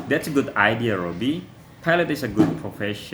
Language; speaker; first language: English; non-native, fluent; Indonesian